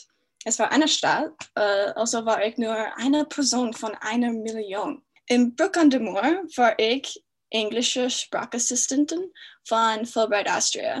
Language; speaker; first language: German; non-native, fluent; English